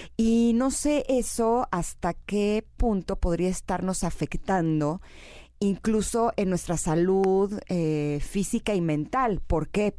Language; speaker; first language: Spanish; native; Spanish